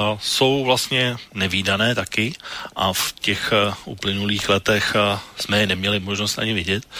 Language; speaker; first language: Czech; native; Czech